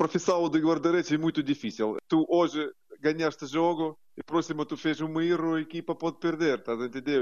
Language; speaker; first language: Portuguese; non-native, learner; Ukrainian